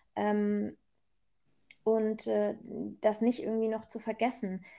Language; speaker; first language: German; early bilingual, other home language; Persian